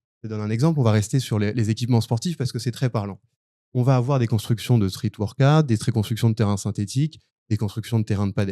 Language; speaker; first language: French; native; French